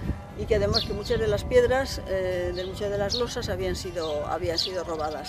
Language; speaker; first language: Spanish; native; Spanish